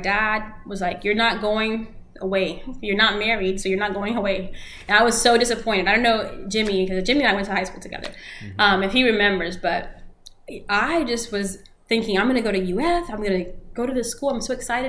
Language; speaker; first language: English; early bilingual, other home language; Spanish